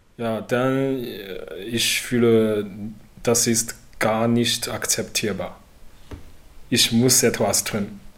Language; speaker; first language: German; non-native, learner; Chinese